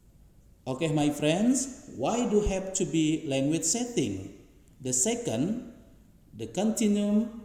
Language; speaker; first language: English; non-native, learner; Indonesian